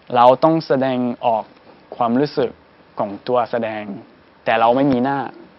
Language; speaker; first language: Thai; non-native, fluent; English